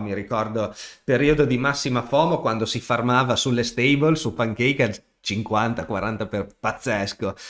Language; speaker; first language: Italian; native; Italian